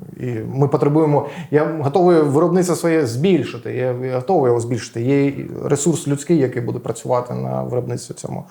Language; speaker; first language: Ukrainian; non-native, local second language; Russian